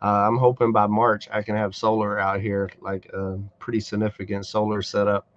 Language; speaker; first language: English; native; English